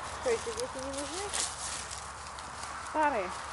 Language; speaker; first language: Russian; native; Russian